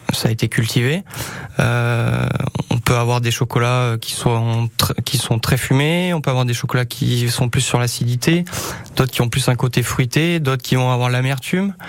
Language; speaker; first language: French; native; French